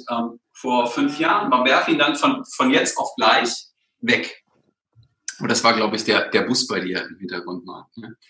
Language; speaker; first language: German; native; German